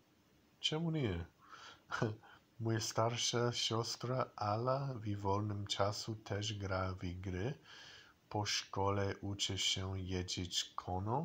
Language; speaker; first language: Polish; non-native, learner; English